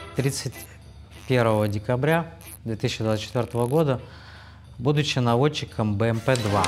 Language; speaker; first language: Russian; native; Russian